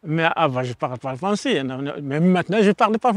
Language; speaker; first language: French; non-native, learner; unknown